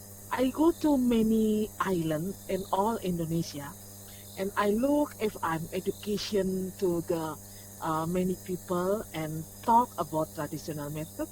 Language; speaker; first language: English; non-native, learner; Indonesian